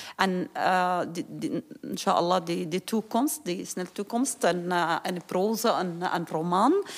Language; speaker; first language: Dutch; non-native, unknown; Arabic